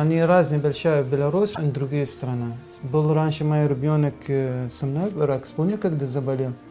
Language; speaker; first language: Russian; non-native, learner; Arabic